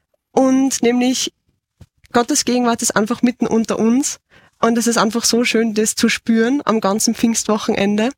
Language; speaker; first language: German; native; German